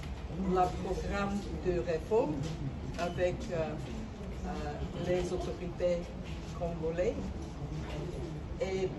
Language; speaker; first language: French; non-native, learner; Bulgarian